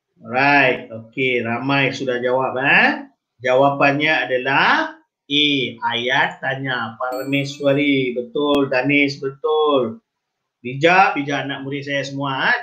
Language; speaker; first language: Malay; non-native, local second language; Tamil